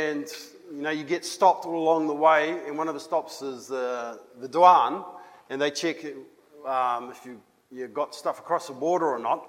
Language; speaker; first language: English; native; English